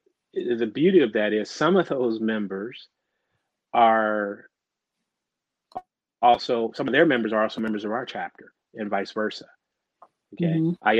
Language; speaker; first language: English; native; English